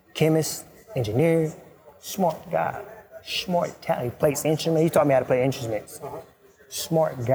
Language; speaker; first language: English; non-native, fluent; Arabic